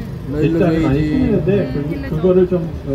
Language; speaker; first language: Korean; native; Korean